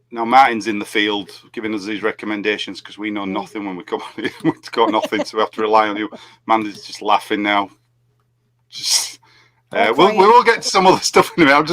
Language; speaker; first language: English; native; English